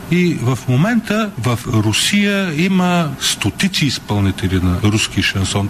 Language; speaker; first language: Bulgarian; native; Bulgarian